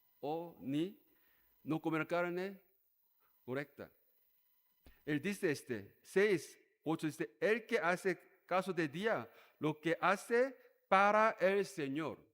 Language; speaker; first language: Spanish; non-native, learner; Korean